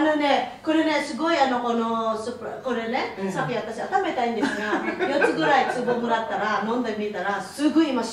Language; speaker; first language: Japanese; non-native, fluent; Filipino